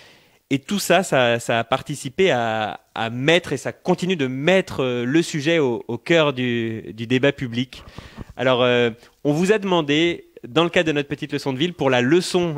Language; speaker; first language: French; native; French